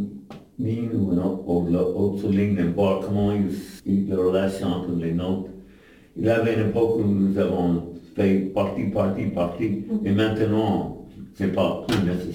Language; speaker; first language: French; non-native, fluent; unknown